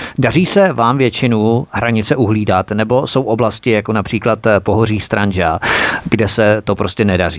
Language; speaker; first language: Czech; native; Czech